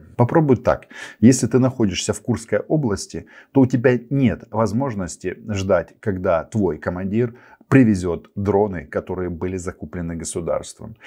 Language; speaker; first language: Russian; non-native, local second language; Ukrainian